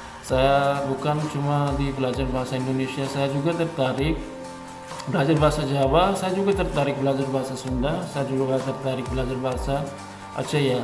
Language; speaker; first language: Indonesian; non-native, learner; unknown